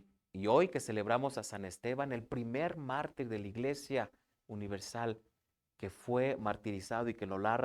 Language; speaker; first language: Spanish; native; Spanish